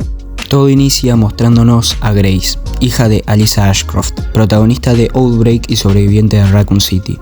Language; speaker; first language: Spanish; native; Spanish